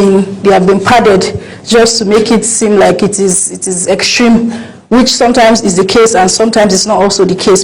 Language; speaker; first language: English; non-native, local second language; Yoruba